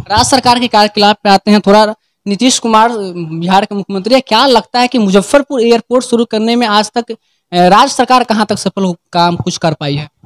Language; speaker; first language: Hindi; native; Hindi